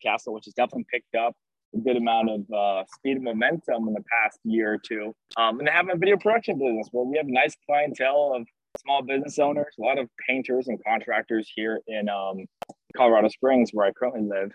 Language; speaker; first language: English; native; English